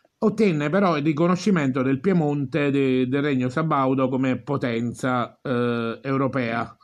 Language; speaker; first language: Italian; native; Italian